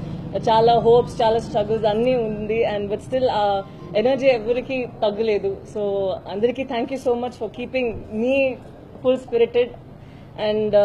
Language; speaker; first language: Telugu; non-native, fluent; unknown